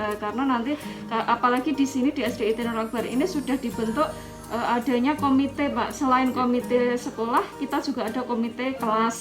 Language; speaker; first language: Indonesian; native; Indonesian